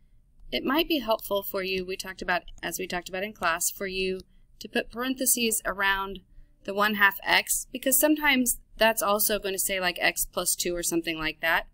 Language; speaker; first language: English; native; English